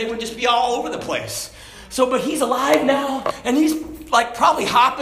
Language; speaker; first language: English; native; English